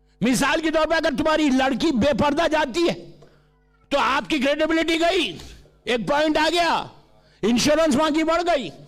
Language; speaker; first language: Urdu; native; Urdu